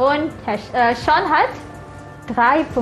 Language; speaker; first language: German; non-native, fluent; Malay